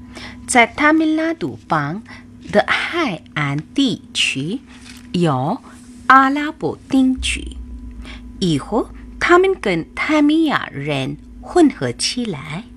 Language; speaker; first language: Chinese; non-native, fluent; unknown